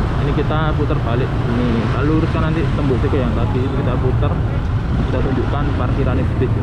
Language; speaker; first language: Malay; non-native, local second language; Javanese